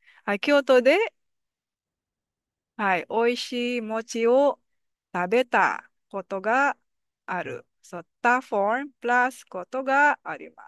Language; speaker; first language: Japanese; non-native, fluent; Filipino